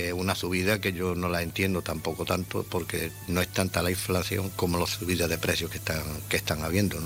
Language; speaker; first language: Spanish; native; Spanish